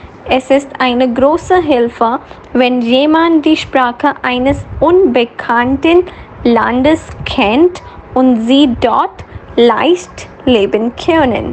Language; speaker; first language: German; non-native, learner; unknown